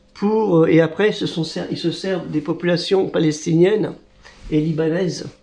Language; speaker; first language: French; native; French